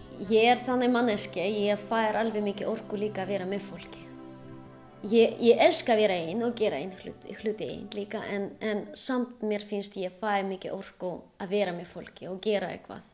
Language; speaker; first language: Icelandic; non-native, learner; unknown